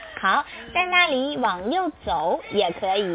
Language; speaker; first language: Chinese; native; Chinese